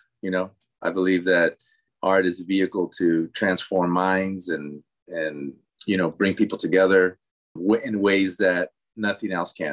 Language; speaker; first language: English; early bilingual, other home language; Spanish